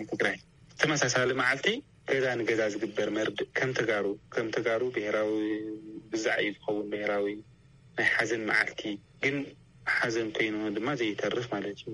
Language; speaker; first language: Tigrinya; native; Tigrinya